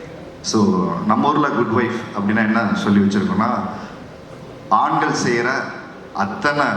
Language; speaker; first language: Tamil; native; Tamil